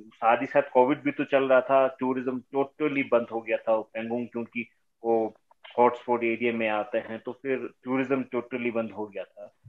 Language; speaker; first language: Hindi; native; Hindi